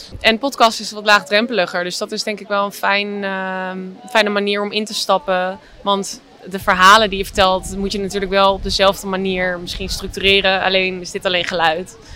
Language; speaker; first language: Dutch; native; Dutch